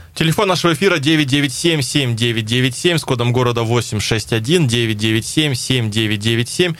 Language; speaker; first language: Russian; native; Russian